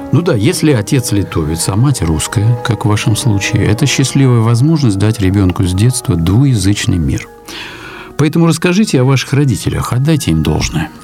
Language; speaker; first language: Russian; native; Russian